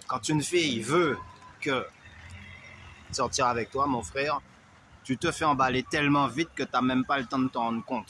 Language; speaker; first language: French; native; French